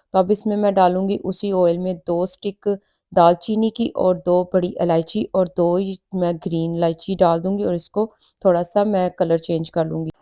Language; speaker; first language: Urdu; native; Urdu